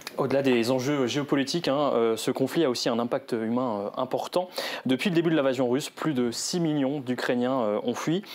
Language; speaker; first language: French; native; French